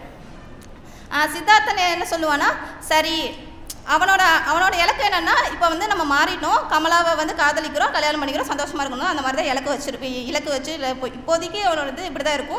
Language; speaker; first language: Tamil; native; Tamil